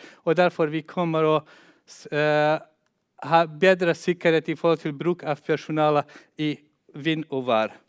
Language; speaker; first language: Norwegian; non-native, fluent; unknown